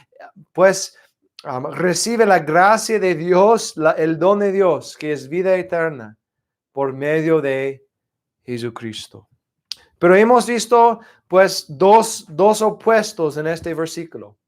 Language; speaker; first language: Spanish; non-native, fluent; English